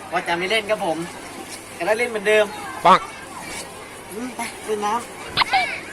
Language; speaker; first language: Thai; native; Thai